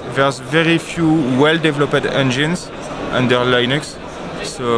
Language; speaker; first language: English; non-native, learner; French